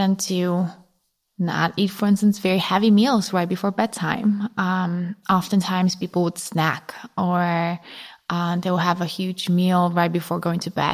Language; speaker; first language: English; non-native, fluent; Polish